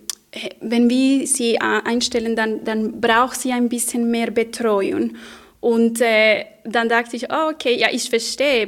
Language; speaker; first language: German; non-native, fluent; Spanish